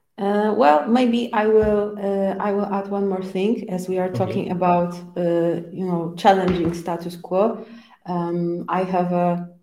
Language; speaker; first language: English; non-native, fluent; Polish